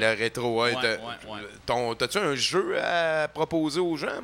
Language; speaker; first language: French; native; French